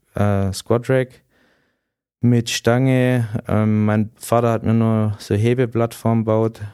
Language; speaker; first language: German; native; German